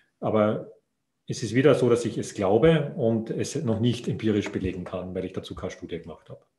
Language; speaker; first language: German; native; German